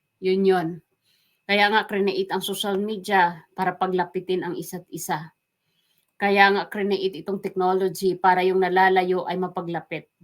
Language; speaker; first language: Filipino; non-native, local second language; Waray